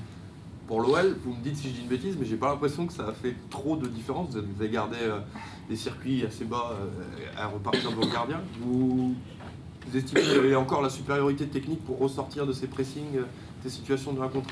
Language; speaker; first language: French; native; French